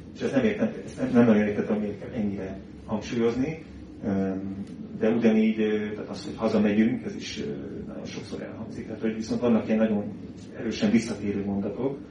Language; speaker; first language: Hungarian; native; Hungarian